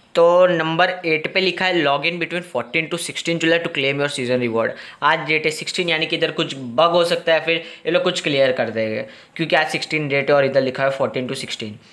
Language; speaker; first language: Hindi; non-native, local second language; Gujarati